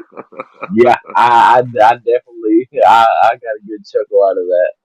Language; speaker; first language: English; native; English